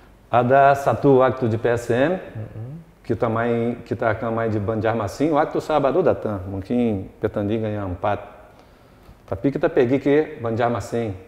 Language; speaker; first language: Indonesian; non-native, fluent; Portuguese